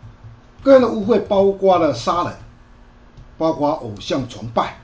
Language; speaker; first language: Chinese; native; Chinese